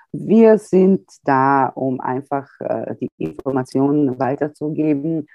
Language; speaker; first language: German; early bilingual, heritage; Croatian